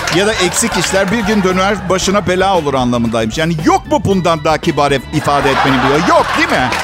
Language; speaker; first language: Turkish; non-native, fluent; Italian